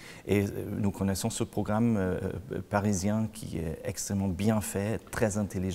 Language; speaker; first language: French; non-native, fluent; German